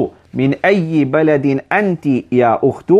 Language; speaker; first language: Arabic; non-native, fluent; English